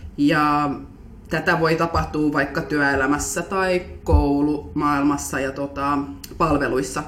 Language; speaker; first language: Finnish; native; Finnish